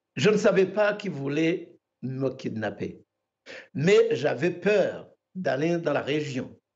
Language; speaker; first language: French; non-native, local second language; Kinyarwanda